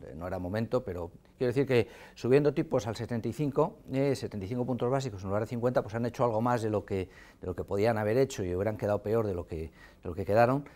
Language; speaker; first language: Spanish; native; Spanish